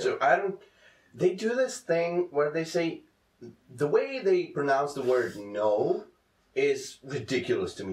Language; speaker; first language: English; non-native, fluent; Czech